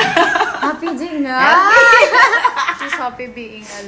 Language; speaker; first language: English; non-native, local second language; Filipino